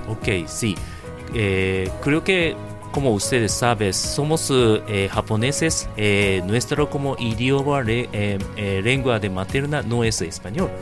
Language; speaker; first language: Spanish; non-native, learner; Japanese